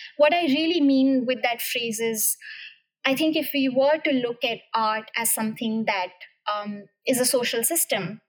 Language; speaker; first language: English; non-native, local second language; Hindi